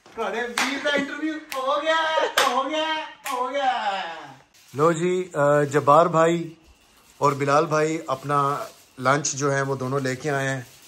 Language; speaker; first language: Urdu; non-native, local second language; Punjabi